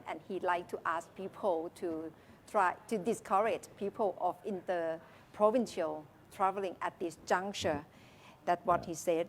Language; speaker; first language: English; non-native, fluent; Thai